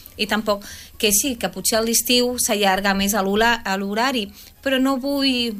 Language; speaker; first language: Catalan; non-native, fluent; French